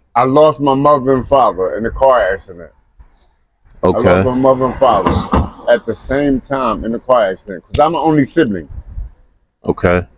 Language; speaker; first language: English; native; English